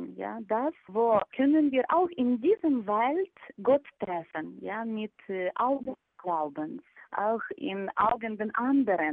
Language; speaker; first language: German; non-native, fluent; Ukrainian